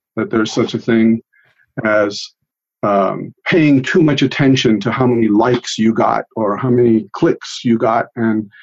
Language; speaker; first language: English; early bilingual, other home language; Italian